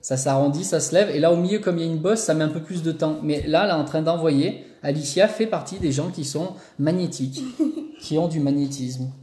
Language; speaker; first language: French; native; French